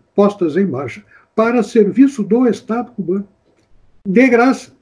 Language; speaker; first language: Portuguese; native; Portuguese